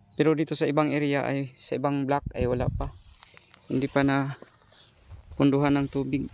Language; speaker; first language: Filipino; non-native, local second language; Cebuano